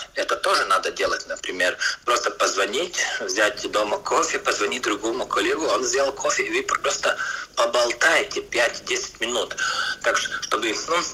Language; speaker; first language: Russian; non-native, local second language; Latvian